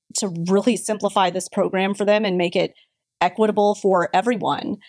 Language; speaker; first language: English; native; English